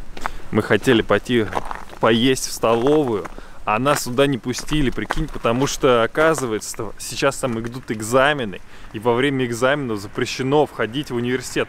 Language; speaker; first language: Russian; native; Russian